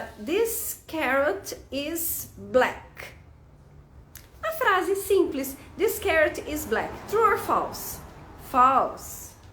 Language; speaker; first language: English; non-native, fluent; Portuguese